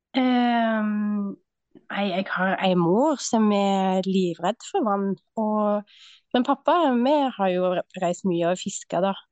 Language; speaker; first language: Norwegian; native; Norwegian